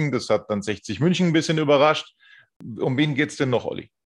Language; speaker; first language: German; native; German